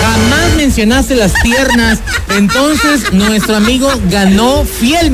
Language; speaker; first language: Spanish; native; Spanish